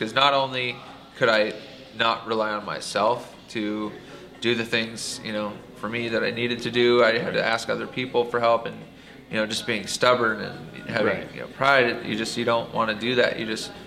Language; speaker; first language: English; native; English